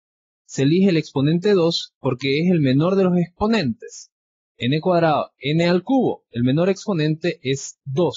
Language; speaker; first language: Spanish; native; Spanish